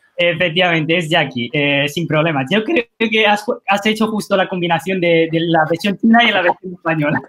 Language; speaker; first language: Spanish; non-native, fluent; Chinese